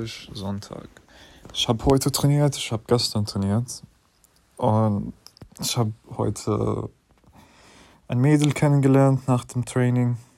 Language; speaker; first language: German; non-native, fluent; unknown